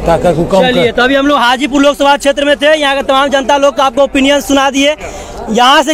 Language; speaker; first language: Hindi; native; Hindi